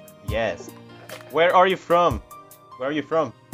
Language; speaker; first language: English; non-native, fluent; Indonesian